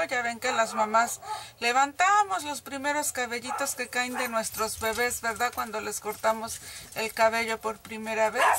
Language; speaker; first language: Spanish; native; Spanish